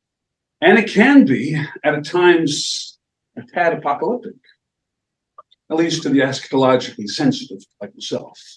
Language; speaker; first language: English; native; English